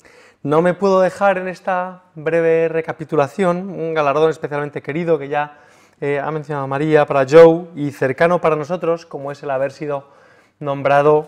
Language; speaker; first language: Spanish; native; Spanish